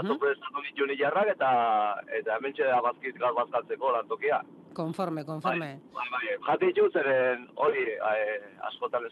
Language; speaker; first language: Basque; native; Basque